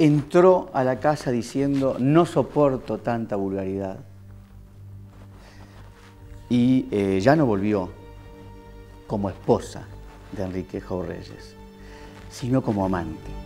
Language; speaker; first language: Spanish; native; Spanish